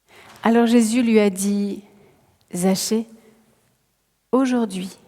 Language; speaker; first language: French; native; French